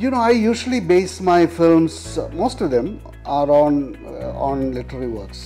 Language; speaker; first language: English; non-native, local second language; Malayalam